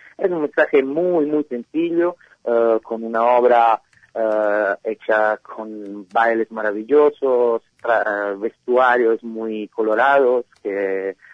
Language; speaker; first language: Spanish; non-native, fluent; Italian